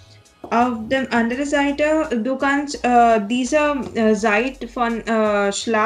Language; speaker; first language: German; non-native, learner; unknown